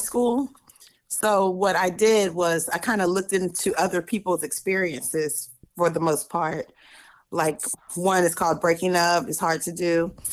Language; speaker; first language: English; native; English